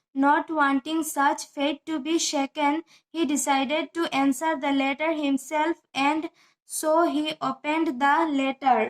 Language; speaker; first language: English; non-native, local second language; Assamese